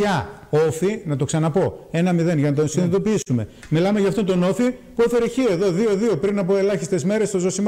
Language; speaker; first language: Greek; native; Greek